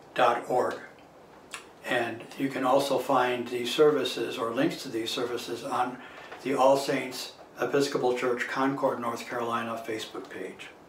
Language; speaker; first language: English; native; English